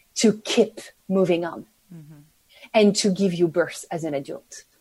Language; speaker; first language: English; non-native, fluent; French